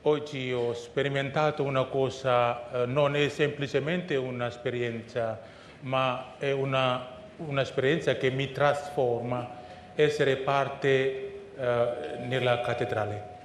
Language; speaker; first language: Italian; non-native, learner; Indonesian